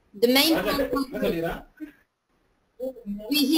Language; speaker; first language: English; non-native, fluent; German